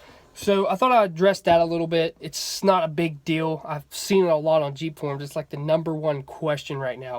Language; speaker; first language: English; native; English